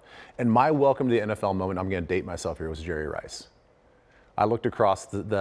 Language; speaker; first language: English; native; English